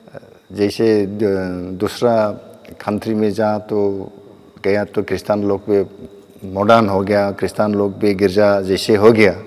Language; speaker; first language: Hindi; non-native, local second language; Bodo